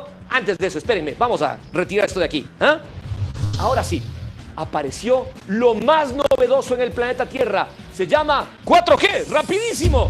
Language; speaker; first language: Spanish; native; Spanish